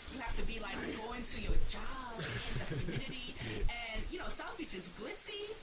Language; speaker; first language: English; early bilingual, other home language; Bosnian